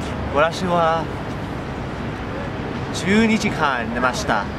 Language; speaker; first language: Japanese; non-native, learner; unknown